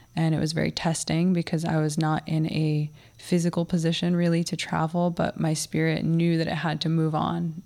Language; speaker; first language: English; early bilingual, other home language; Russian